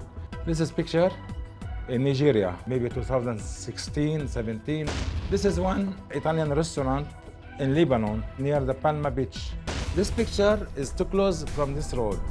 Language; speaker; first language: English; non-native, learner; Arabic